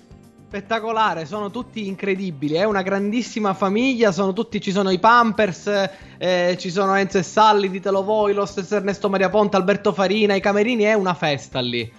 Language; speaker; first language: Italian; native; Italian